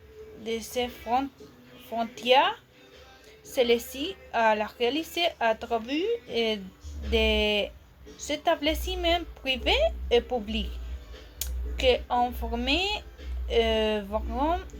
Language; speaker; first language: French; non-native, learner; Spanish